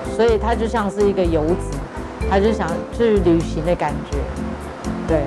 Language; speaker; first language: Chinese; native; Chinese